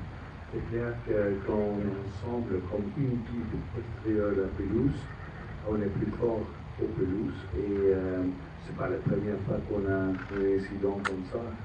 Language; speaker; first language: French; non-native, fluent; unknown